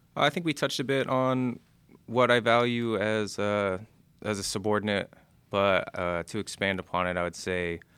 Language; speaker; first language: English; native; English